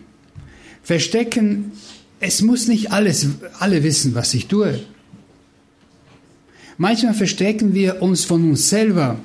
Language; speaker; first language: German; non-native, fluent; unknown